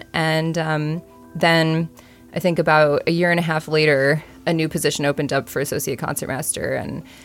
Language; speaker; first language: English; native; English